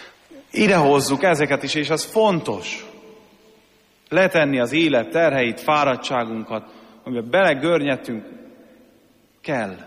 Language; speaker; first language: Hungarian; native; Hungarian